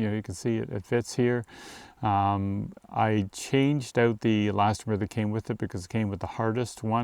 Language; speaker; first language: English; native; English